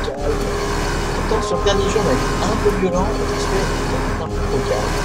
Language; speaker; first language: French; native; French